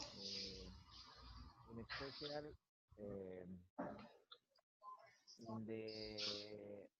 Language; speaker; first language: English; non-native, learner; Spanish